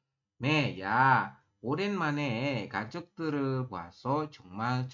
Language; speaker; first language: Korean; non-native, fluent; Indonesian